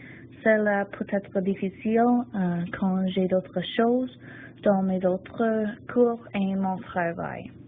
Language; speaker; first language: French; non-native, learner; English